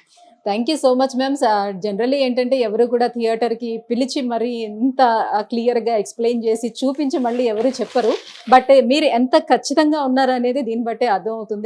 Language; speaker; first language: Telugu; native; Telugu